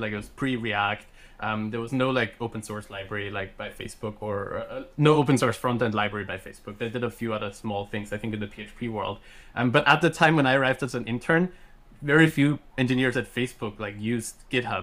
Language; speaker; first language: English; non-native, fluent; German